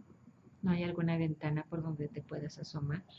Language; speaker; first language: Spanish; native; Spanish